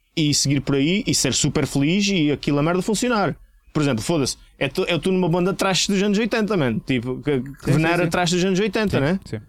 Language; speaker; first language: Portuguese; native; Portuguese